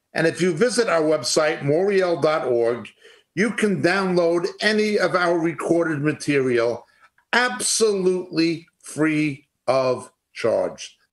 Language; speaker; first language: English; native; English